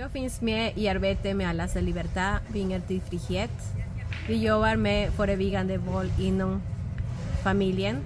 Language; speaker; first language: Swedish; non-native, fluent; Spanish